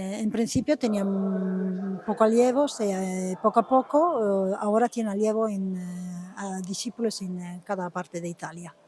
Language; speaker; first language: Spanish; non-native, fluent; Italian